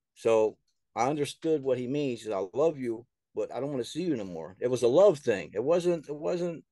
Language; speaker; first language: English; native; English